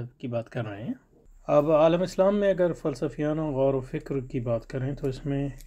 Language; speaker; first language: Urdu; native; Urdu